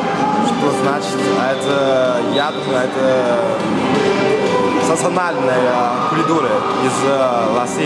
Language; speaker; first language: Russian; non-native, learner; Chinese